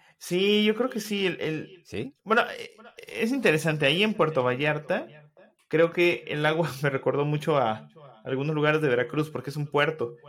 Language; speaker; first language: Spanish; native; Spanish